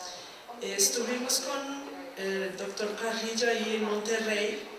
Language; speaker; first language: Spanish; non-native, fluent; Portuguese